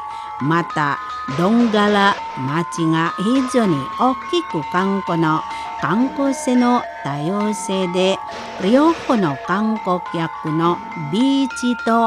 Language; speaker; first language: Japanese; non-native, learner; Indonesian